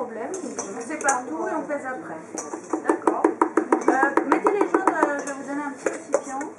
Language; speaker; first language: French; native; French